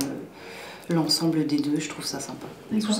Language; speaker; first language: French; native; French